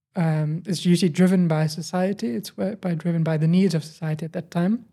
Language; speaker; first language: English; native; English